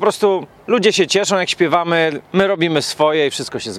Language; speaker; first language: Polish; native; Polish